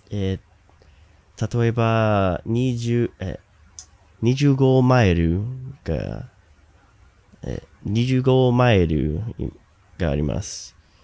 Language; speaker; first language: Japanese; non-native, learner; English